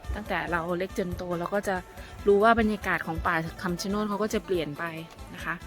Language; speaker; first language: Thai; native; Thai